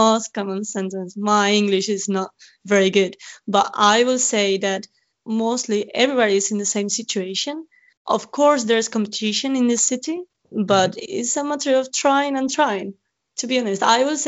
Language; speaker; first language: English; non-native, fluent; Spanish